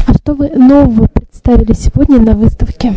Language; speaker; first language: Russian; native; Russian